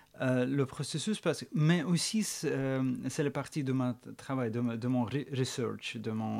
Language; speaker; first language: French; non-native, fluent; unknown